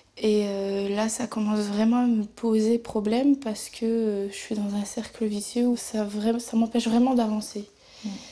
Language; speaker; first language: French; native; French